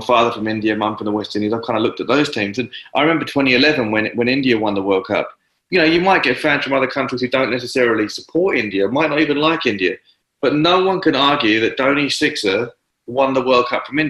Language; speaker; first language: English; native; English